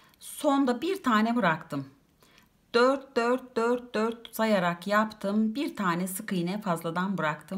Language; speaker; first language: Turkish; native; Turkish